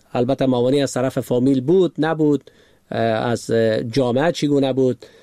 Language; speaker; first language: Persian; native; Persian